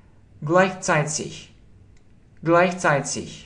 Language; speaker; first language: German; non-native, fluent; Russian